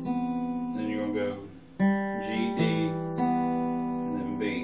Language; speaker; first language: English; native; English